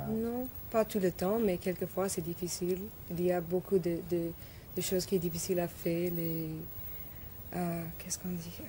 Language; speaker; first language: French; non-native, learner; English